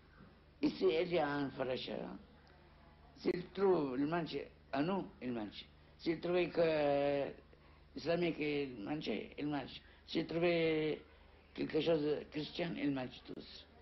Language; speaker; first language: French; non-native, learner; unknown